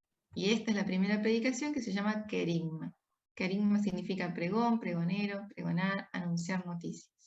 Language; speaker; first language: Spanish; native; Spanish